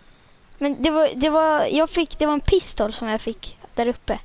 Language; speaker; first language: Swedish; native; Swedish